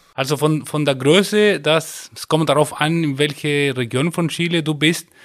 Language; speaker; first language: German; non-native, fluent; Spanish